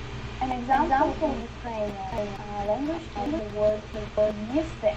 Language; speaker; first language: English; non-native, learner; Ukrainian